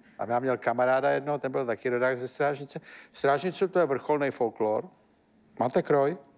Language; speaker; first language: Czech; native; Czech